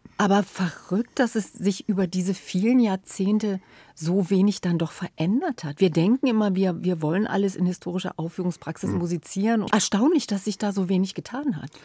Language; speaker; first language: German; native; German